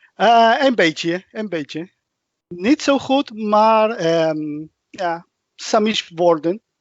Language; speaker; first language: Dutch; non-native, learner; Spanish